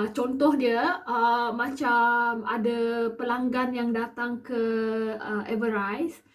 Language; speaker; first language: Malay; non-native, local second language; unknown